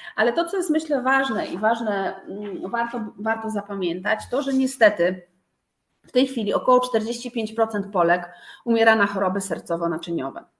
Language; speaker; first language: Polish; native; Polish